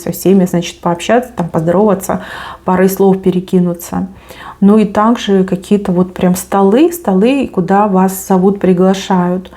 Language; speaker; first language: Russian; native; Russian